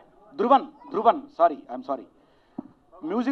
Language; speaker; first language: Telugu; native; Telugu